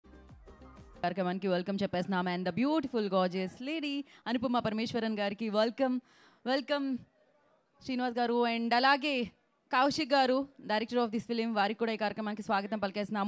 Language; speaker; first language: Telugu; native; Telugu